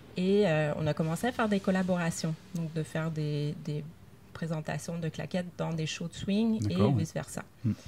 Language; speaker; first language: French; native; French